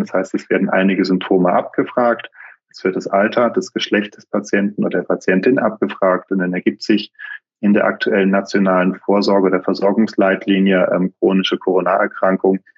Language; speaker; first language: German; native; German